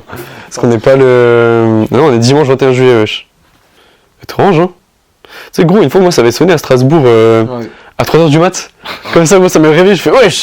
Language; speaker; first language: French; native; French